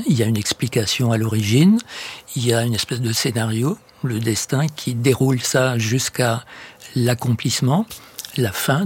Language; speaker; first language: French; native; French